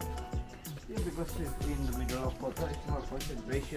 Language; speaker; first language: English; non-native, learner; Indonesian